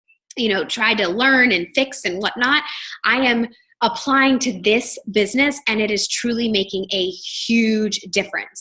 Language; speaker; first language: English; native; English